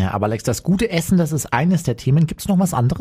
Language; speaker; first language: German; native; German